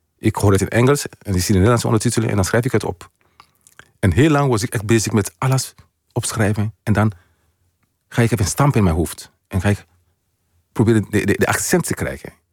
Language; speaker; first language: Dutch; non-native, fluent; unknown